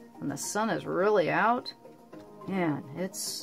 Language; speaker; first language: English; native; English